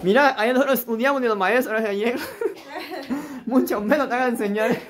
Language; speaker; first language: Spanish; native; Spanish